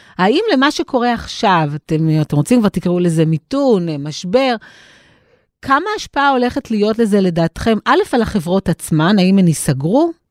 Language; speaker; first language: Hebrew; native; Hebrew